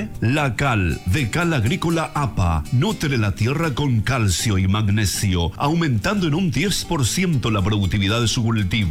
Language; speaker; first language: Spanish; native; Spanish